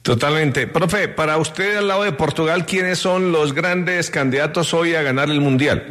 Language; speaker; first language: Spanish; native; Spanish